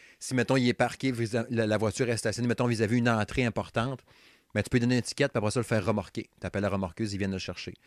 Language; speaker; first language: French; native; French